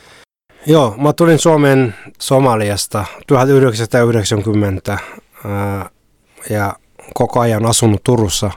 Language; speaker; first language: Finnish; non-native, fluent; Somali